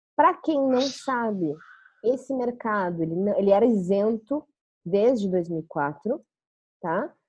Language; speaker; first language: Portuguese; native; Portuguese